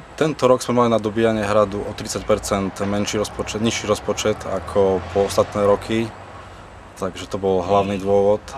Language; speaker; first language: Slovak; native; Slovak